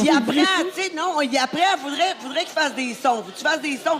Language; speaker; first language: French; native; French